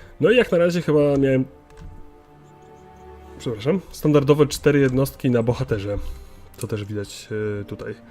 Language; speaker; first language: Polish; native; Polish